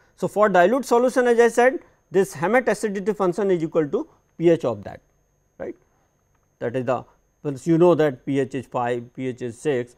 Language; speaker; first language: English; non-native, local second language; Hindi